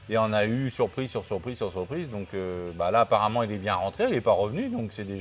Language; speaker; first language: French; native; French